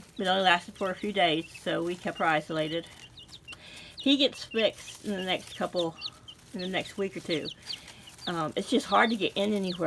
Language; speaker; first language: English; native; English